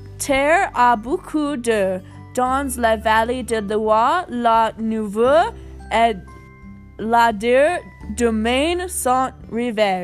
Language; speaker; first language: French; non-native, learner; English